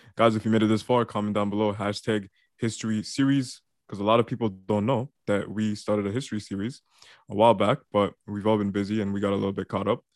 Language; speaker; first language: English; early bilingual, other home language; Bangla